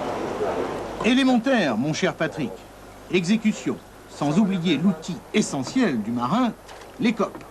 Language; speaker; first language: French; native; French